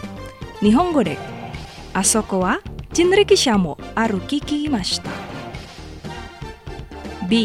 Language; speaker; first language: Japanese; non-native, fluent; Indonesian